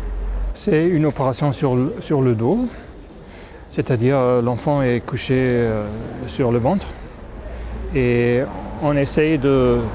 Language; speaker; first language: French; non-native, fluent; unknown